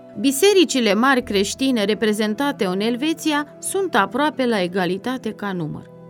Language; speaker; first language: Romanian; native; Romanian